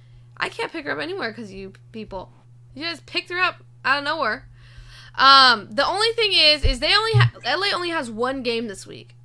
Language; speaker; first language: English; native; English